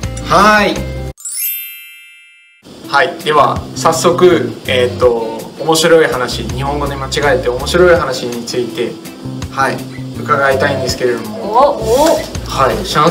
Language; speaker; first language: Japanese; non-native, fluent; Dutch